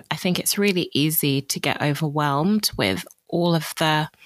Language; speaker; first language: English; native; English